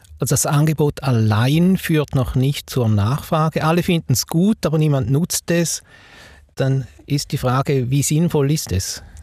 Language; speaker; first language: German; native; German